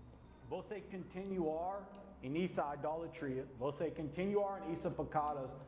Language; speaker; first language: Portuguese; non-native, learner; English